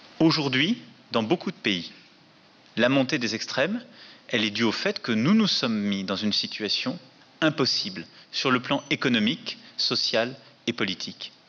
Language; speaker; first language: French; native; French